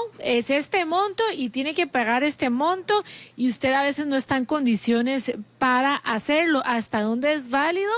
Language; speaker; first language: Spanish; native; Spanish